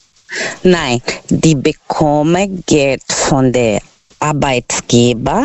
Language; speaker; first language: German; non-native, learner; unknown